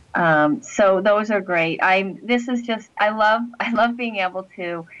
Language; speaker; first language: English; native; English